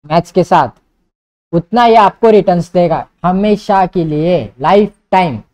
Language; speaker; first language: Hindi; non-native, local second language; Marathi